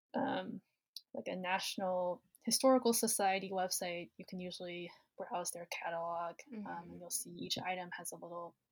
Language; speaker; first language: English; native; English